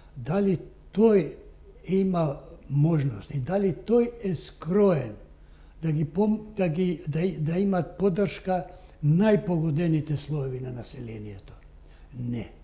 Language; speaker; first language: Macedonian; non-native, local second language; Albanian